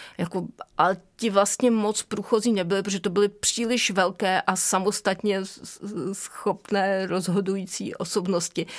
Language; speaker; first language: Czech; native; Czech